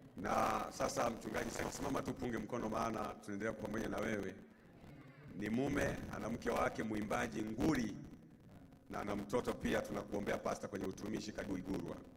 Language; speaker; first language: Swahili; native; Swahili